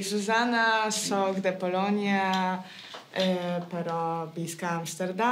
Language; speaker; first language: Catalan; non-native, learner; Polish